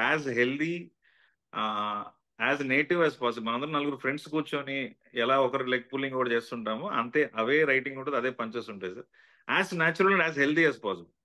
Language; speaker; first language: Telugu; native; Telugu